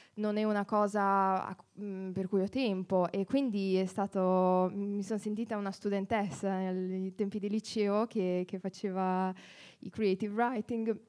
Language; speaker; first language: Italian; early bilingual, heritage; Italian